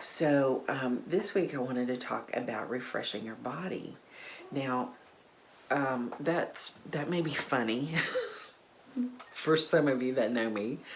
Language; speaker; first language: English; native; English